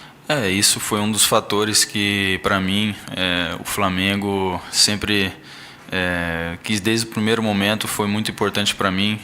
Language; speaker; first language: Portuguese; early bilingual, heritage; Portuguese